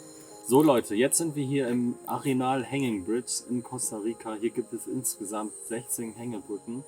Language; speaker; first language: German; native; German